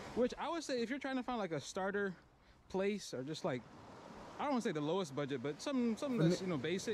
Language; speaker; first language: English; native; English